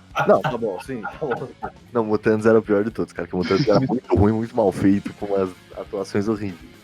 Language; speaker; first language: Portuguese; native; Portuguese